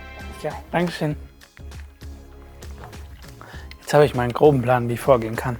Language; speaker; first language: German; native; German